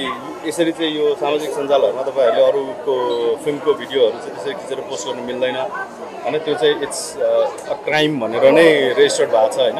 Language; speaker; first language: Nepali; native; Nepali